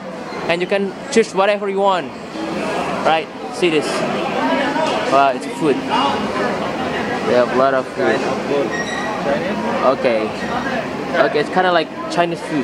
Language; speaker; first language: English; non-native, learner; Indonesian